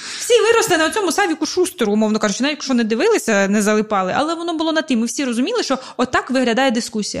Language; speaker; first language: Ukrainian; non-native, local second language; Russian